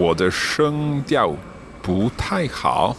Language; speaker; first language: Chinese; non-native, learner; English